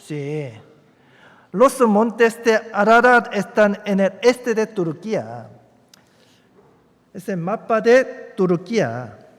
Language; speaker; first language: Spanish; non-native, fluent; Korean